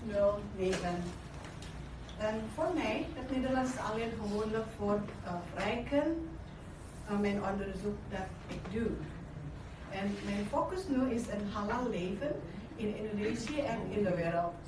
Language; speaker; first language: Dutch; non-native, learner; Indonesian